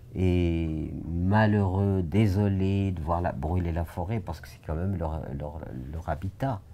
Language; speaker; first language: French; non-native, local second language; Arabic